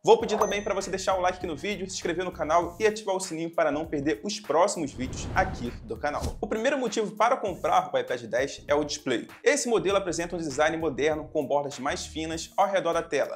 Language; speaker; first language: Portuguese; native; Portuguese